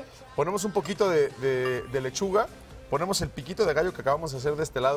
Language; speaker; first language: Spanish; native; Spanish